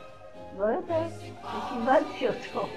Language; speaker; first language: Hebrew; non-native, fluent; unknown